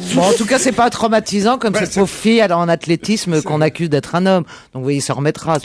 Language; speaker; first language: French; native; French